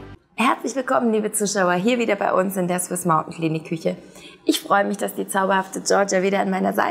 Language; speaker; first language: German; native; German